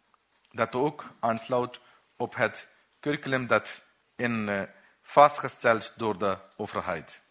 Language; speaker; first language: Dutch; non-native, learner; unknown